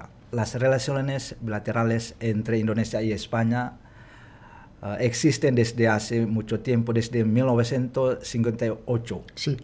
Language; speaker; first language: Spanish; non-native, fluent; Indonesian